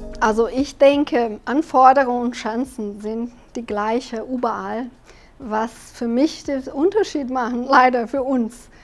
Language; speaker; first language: German; non-native, fluent; Portuguese